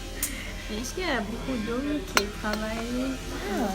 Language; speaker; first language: French; non-native, learner; Malay